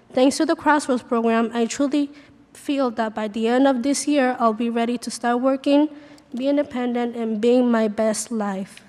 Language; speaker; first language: English; early bilingual, other home language; Spanish